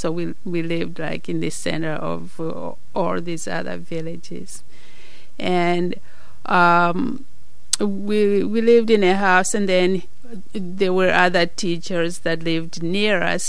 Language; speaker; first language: English; non-native, local second language; Nyanja